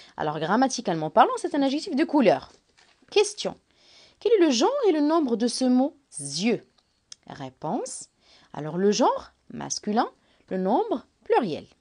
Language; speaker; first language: French; non-native, local second language; Arabic